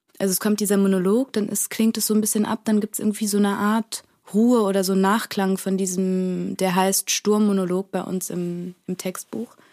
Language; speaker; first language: German; early bilingual, other home language; Portuguese